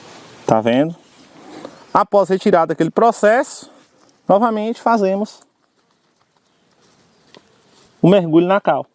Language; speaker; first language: Portuguese; native; Portuguese